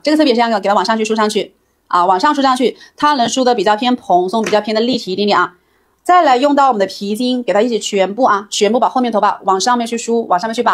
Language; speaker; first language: Chinese; native; Chinese